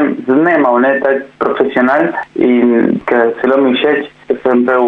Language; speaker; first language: Slovenian; non-native, learner; Spanish